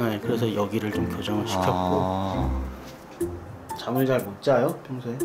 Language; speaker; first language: Korean; native; Korean